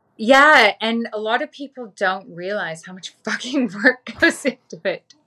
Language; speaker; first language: English; native; English